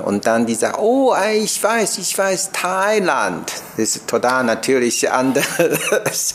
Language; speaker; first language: German; non-native, learner; Chinese